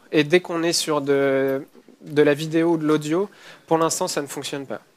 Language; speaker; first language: French; native; French